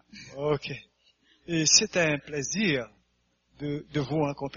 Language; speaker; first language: French; non-native, local second language; Haitian Creole